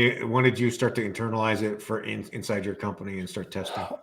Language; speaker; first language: English; native; English